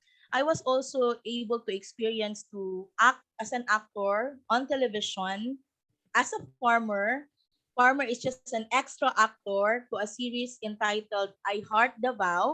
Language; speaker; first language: English; non-native, local second language; Filipino